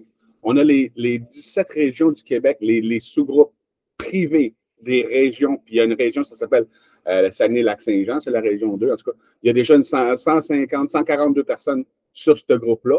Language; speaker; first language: French; native; French